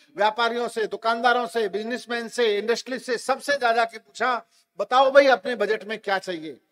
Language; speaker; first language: Hindi; native; Hindi